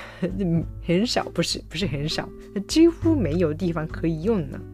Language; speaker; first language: Chinese; non-native, fluent; Japanese